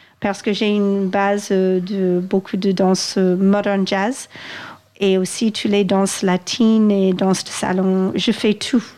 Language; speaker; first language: French; non-native, fluent; English